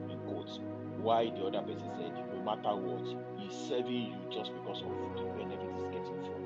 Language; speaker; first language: English; non-native, local second language; Yoruba